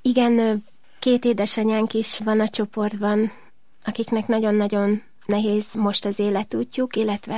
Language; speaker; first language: Hungarian; native; Hungarian